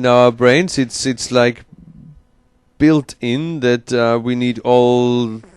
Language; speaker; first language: English; non-native, fluent; German